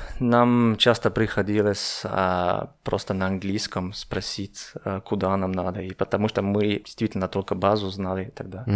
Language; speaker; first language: Russian; non-native, fluent; German